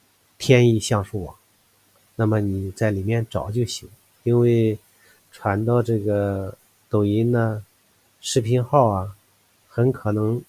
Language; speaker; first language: Chinese; native; Chinese